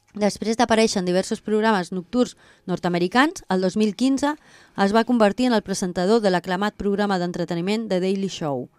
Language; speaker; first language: Catalan; non-native, local second language; Spanish